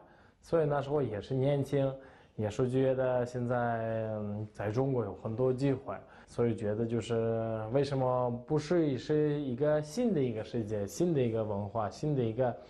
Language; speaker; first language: Chinese; non-native, fluent; Turkmen